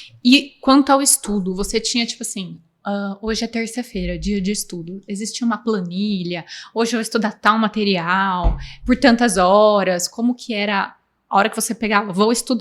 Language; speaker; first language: Portuguese; native; Portuguese